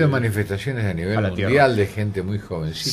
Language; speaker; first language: Spanish; native; Spanish